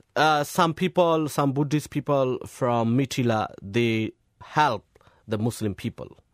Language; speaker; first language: English; non-native, fluent; Burmese